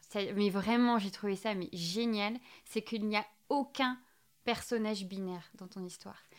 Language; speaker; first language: French; native; French